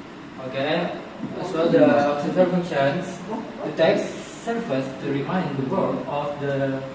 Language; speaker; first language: English; non-native, learner; Indonesian